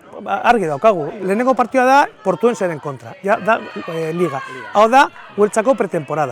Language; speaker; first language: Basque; non-native, learner; Spanish